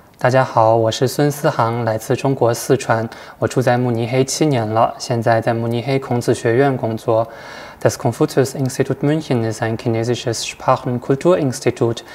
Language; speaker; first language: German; non-native, fluent; Chinese